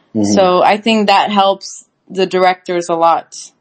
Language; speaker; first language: English; non-native, fluent; Turkish